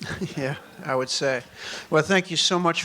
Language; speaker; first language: English; native; English